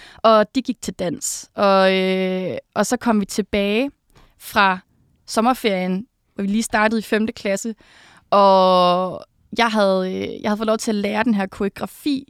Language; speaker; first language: Danish; native; Danish